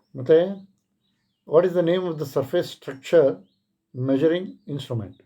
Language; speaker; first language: English; non-native, local second language; Kannada